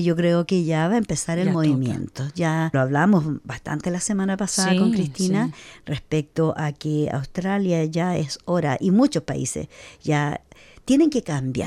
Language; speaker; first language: Spanish; native; Spanish